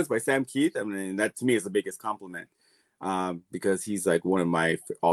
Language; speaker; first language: English; native; English